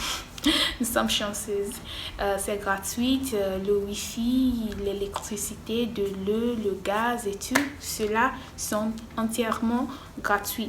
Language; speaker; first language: French; non-native, learner; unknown